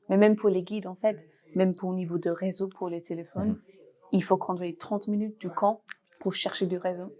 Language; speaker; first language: French; non-native, fluent; English